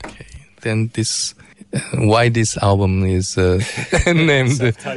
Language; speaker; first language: English; non-native, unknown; Chinese